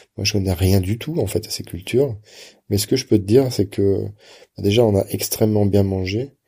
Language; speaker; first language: French; native; French